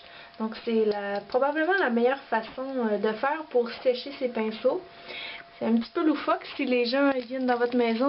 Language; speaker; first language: French; native; French